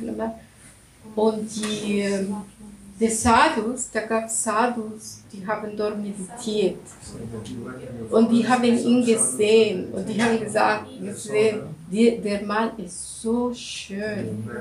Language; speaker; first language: German; non-native, learner; Russian